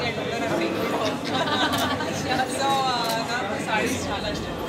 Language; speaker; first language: Telugu; non-native, learner; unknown